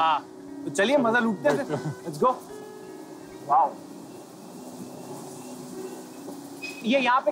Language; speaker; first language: Hindi; native; Hindi